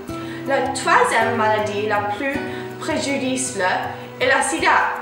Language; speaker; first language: French; non-native, learner; English